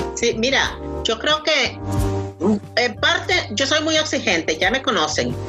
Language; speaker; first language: Spanish; native; Spanish